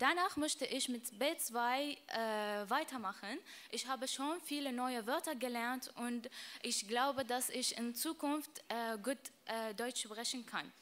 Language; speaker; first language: German; non-native, learner; Arabic